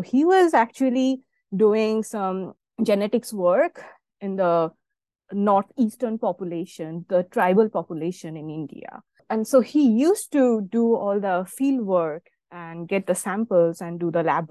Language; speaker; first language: English; non-native, local second language; Bangla